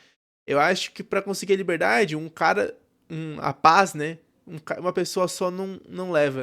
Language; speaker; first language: Portuguese; native; Portuguese